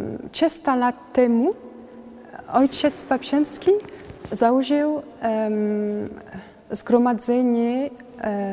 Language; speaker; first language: Polish; non-native, learner; French